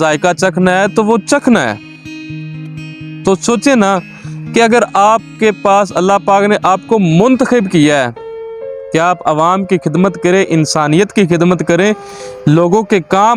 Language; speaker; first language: Urdu; non-native, local second language; Punjabi